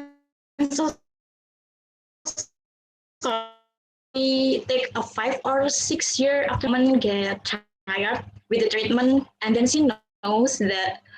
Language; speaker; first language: English; non-native, learner; Indonesian